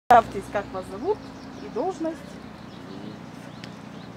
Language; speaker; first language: Russian; native; Russian